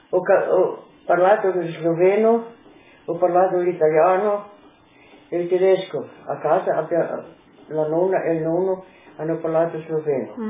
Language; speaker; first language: Italian; non-native, local second language; Slovenian